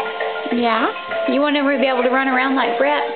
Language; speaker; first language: English; native; English